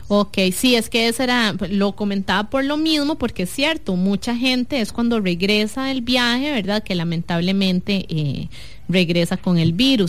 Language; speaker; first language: Spanish; native; Spanish